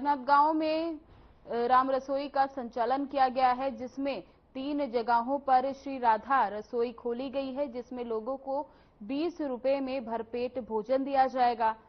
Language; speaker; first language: Hindi; native; Hindi